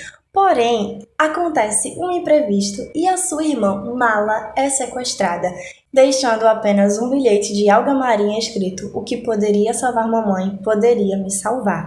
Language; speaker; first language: Portuguese; native; Portuguese